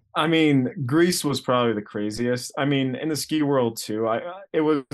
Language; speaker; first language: English; early bilingual, other home language; Greek